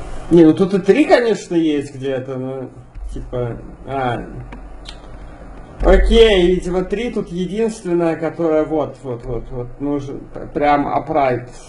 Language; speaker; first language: Russian; native; Russian